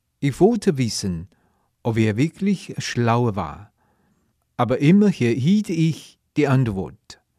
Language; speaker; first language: German; non-native, fluent; Chinese